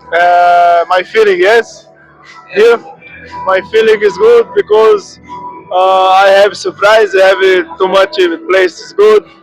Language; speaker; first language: English; non-native, learner; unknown